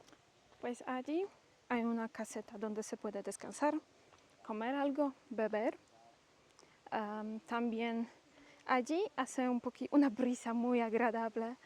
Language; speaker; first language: Spanish; non-native, learner; Polish